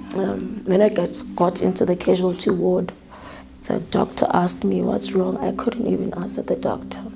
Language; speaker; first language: English; non-native, local second language; Southern Sotho